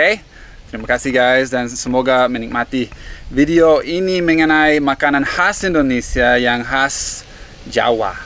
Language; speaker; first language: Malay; non-native, fluent; English